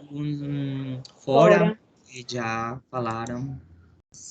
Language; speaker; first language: Portuguese; non-native, learner; Spanish